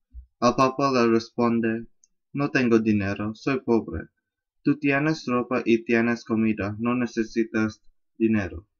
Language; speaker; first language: Spanish; non-native, learner; English